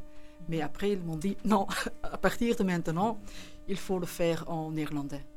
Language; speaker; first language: French; non-native, local second language; Dutch